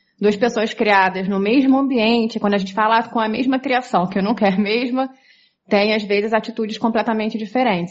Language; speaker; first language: Portuguese; native; Portuguese